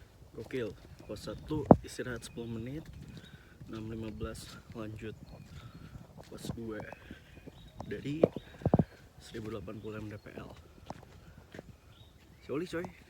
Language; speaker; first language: Indonesian; native; Indonesian